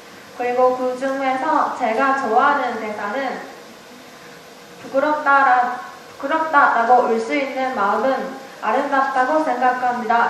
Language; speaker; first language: Korean; non-native, learner; Japanese